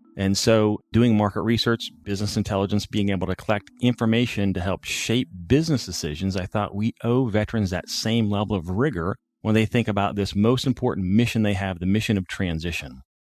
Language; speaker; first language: English; native; English